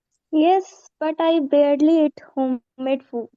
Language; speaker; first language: English; non-native, learner; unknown